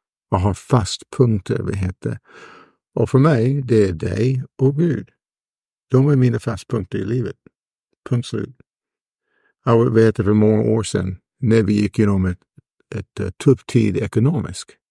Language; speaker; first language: Swedish; non-native, fluent; English